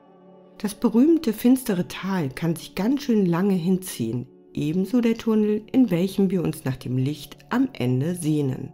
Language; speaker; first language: German; native; German